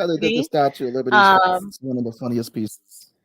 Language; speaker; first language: English; native; English